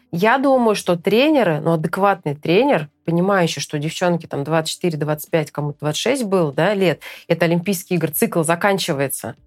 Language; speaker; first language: Russian; native; Russian